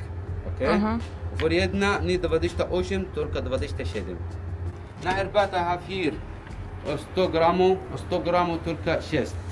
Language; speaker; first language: Polish; non-native, learner; Arabic